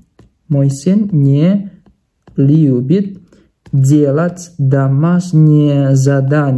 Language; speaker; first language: Russian; non-native, fluent; Indonesian